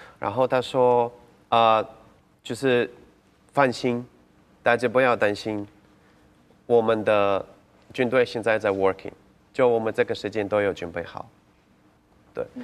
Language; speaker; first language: Chinese; non-native, fluent; Ukrainian